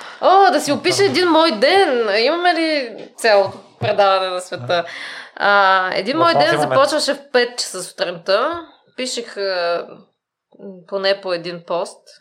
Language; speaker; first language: Bulgarian; native; Bulgarian